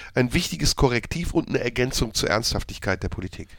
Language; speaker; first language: German; native; German